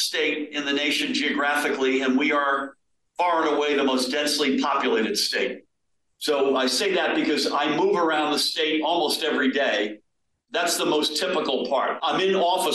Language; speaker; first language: English; native; English